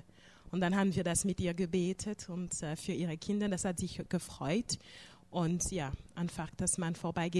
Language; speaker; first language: German; non-native, fluent; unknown